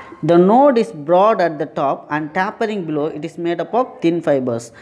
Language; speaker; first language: English; non-native, local second language; Tamil